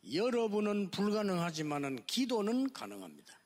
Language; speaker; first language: Korean; native; Korean